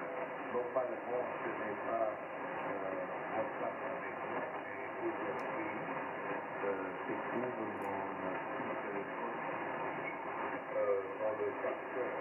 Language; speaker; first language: French; non-native, learner; German